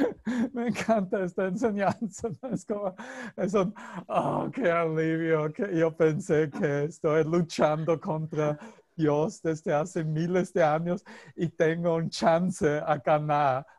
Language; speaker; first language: Spanish; non-native, fluent; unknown